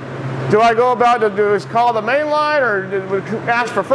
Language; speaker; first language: English; native; English